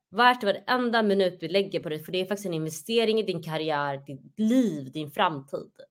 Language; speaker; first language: Swedish; early bilingual, other home language; Somali